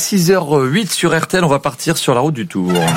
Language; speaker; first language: French; native; French